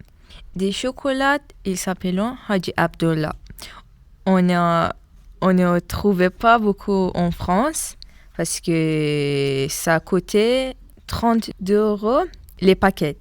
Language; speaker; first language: French; non-native, learner; Persian